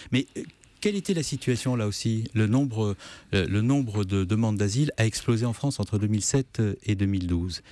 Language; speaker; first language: French; native; French